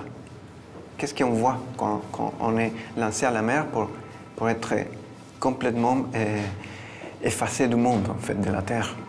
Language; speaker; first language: French; non-native, fluent; Spanish